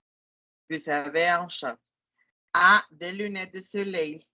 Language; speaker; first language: French; non-native, fluent; Spanish